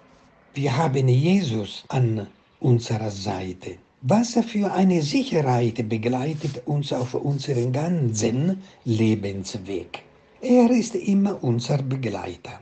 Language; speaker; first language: German; non-native, fluent; Italian